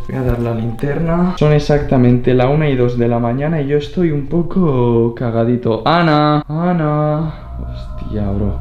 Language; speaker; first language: Spanish; native; Spanish